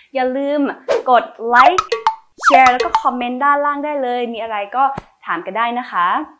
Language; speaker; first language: Thai; native; Thai